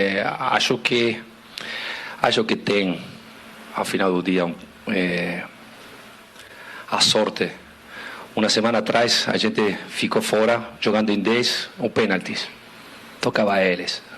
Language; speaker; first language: Portuguese; non-native, fluent; Spanish